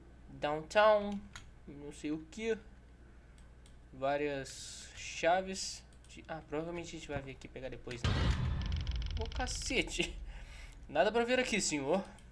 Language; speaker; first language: Portuguese; native; Portuguese